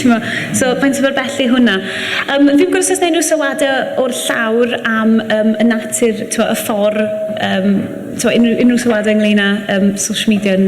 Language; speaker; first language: Welsh; native; Welsh